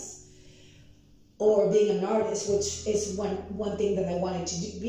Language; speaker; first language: English; non-native, fluent; Spanish